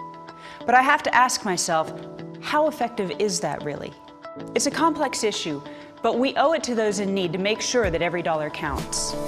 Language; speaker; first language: English; native; English